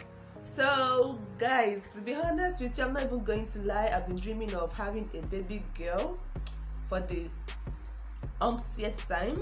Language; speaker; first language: English; non-native, local second language; Igbo